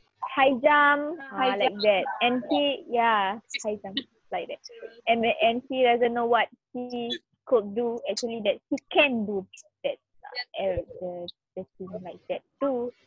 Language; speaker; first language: English; non-native, learner; Malay